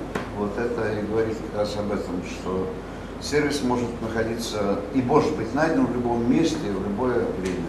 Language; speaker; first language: Russian; native; Russian